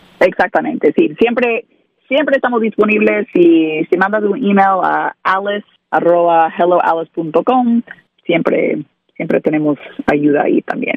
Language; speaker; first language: Spanish; non-native, learner; English